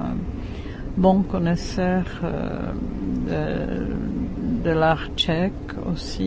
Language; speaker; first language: French; non-native, fluent; Czech